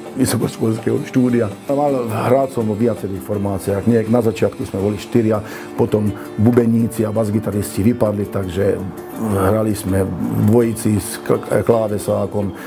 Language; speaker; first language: Slovak; non-native, local second language; Hungarian